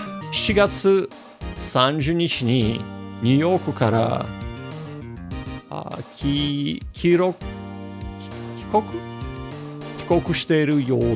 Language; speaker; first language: Japanese; non-native, learner; English